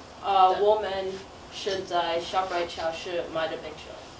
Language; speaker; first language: Chinese; non-native, learner; English